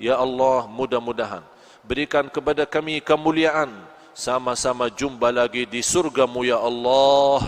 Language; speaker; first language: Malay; non-native, fluent; Arabic